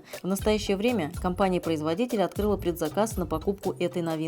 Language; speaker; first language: Russian; native; Russian